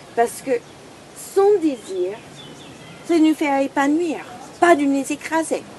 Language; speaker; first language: French; non-native, fluent; English